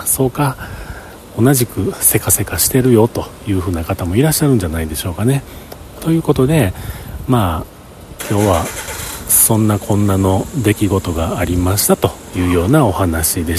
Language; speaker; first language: Japanese; native; Japanese